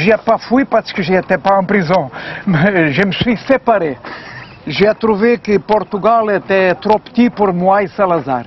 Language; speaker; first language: French; non-native, fluent; Portuguese